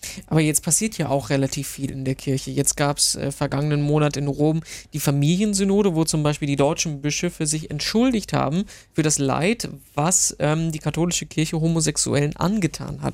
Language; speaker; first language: German; native; German